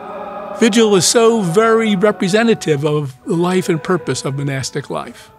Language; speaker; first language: English; native; English